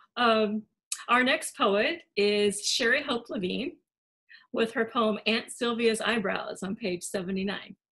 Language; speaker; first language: English; native; English